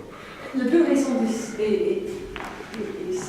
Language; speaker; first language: French; non-native, learner; English